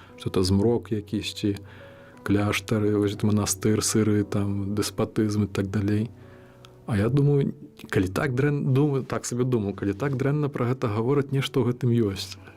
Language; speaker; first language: Belarusian; native; Belarusian